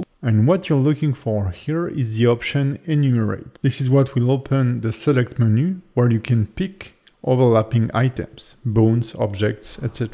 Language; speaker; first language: English; non-native, fluent; French